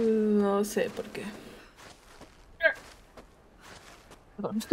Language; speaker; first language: Spanish; native; Spanish